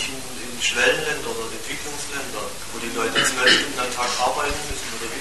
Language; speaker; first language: German; non-native, fluent; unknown